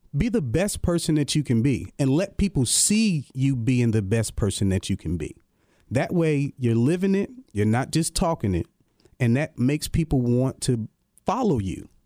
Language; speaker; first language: English; native; English